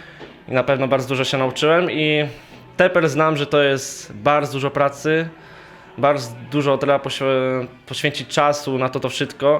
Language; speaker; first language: Polish; non-native, local second language; Rusyn